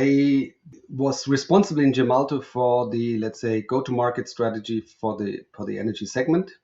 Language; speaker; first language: English; non-native, fluent; German